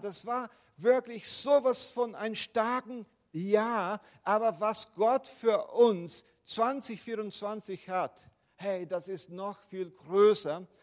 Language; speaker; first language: German; non-native, fluent; Portuguese